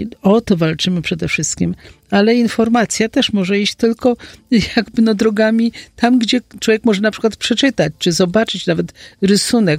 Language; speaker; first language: Polish; native; Polish